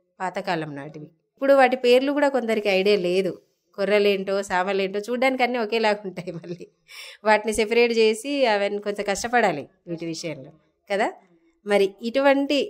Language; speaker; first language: Telugu; native; Telugu